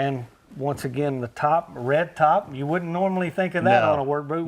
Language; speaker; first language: English; native; English